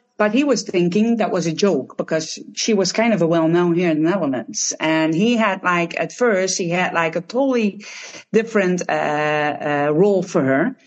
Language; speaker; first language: English; non-native, fluent; Dutch